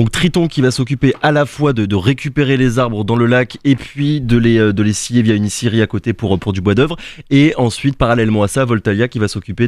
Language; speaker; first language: French; native; French